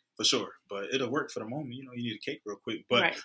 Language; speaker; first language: English; native; English